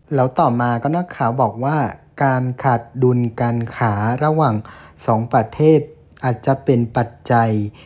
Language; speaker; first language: Thai; non-native, fluent; Vietnamese